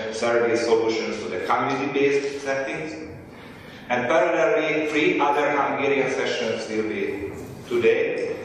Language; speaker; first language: English; non-native, fluent; Hungarian